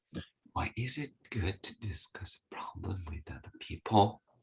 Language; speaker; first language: English; non-native, learner; Japanese